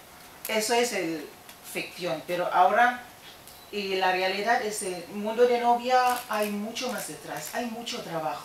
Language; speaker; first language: Spanish; non-native, fluent; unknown